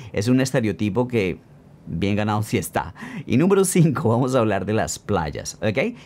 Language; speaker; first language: Spanish; native; Spanish